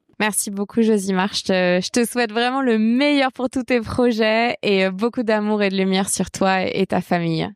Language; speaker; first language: French; native; French